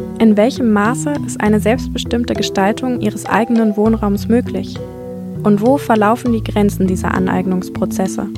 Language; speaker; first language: German; native; German